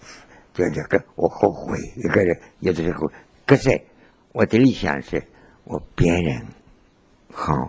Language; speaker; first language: Chinese; non-native, learner; Spanish